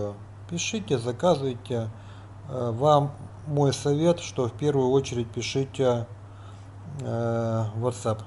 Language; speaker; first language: Russian; native; Russian